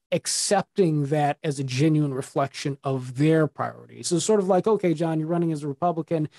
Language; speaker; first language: English; native; English